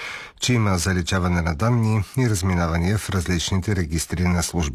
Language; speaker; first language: Bulgarian; native; Bulgarian